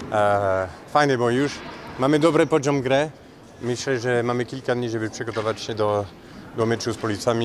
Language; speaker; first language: Polish; non-native, fluent; French